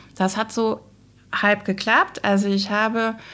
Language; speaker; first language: German; native; German